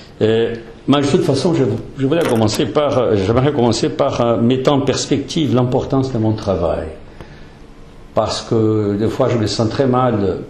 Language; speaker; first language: French; non-native, fluent; Portuguese